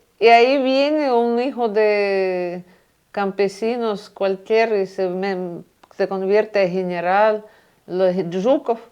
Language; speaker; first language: Spanish; non-native, fluent; Russian